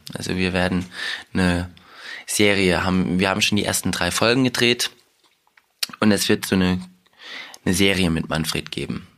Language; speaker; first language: German; early bilingual, other home language; Russian